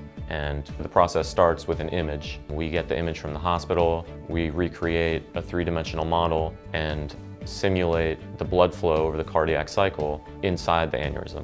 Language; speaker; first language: English; native; English